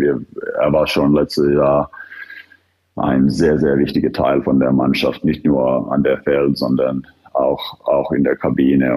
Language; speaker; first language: German; non-native, fluent; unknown